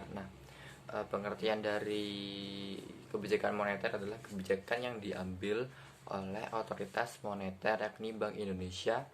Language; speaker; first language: Indonesian; native; Indonesian